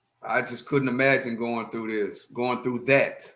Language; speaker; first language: English; native; English